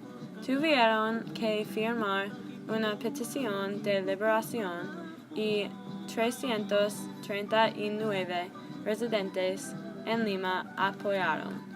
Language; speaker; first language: Spanish; non-native, learner; English